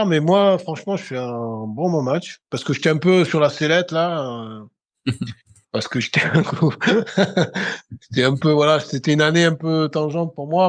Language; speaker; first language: French; native; French